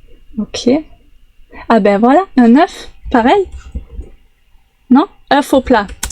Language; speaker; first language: French; native; French